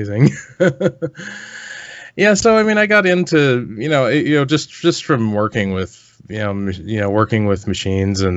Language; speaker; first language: English; native; English